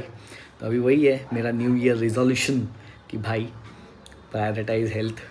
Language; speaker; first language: Hindi; non-native, local second language; Marathi